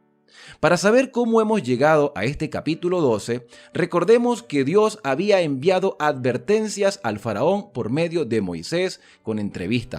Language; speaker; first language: Spanish; native; Spanish